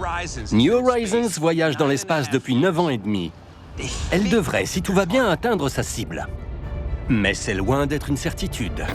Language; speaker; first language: French; native; French